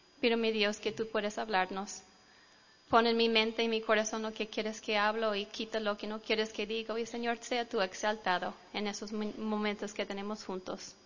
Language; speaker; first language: Spanish; non-native, fluent; English